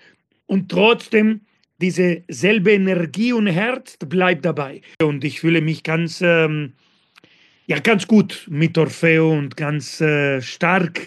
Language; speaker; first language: German; non-native, fluent; Spanish